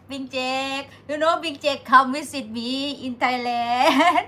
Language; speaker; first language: English; non-native, learner; Thai